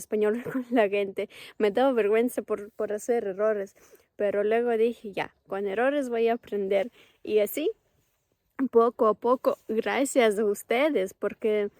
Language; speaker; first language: Spanish; non-native, fluent; Ukrainian